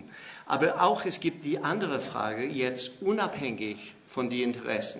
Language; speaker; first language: German; non-native, fluent; English